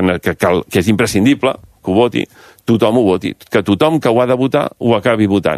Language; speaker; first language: Catalan; native; Catalan